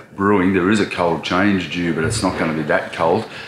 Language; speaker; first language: English; native; English